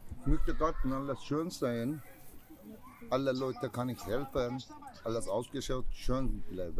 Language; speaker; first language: German; non-native, learner; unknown